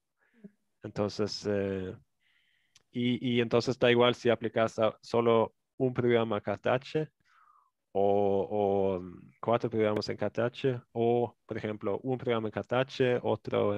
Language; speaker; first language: Spanish; non-native, fluent; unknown